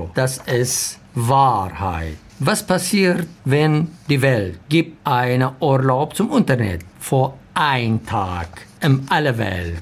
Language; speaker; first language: German; non-native, learner; Arabic